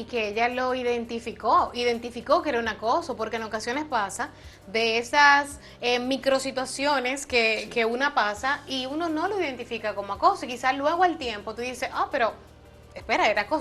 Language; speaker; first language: Spanish; native; Spanish